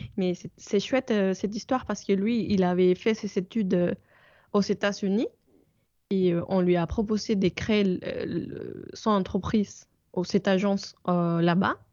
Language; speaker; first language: French; non-native, fluent; Spanish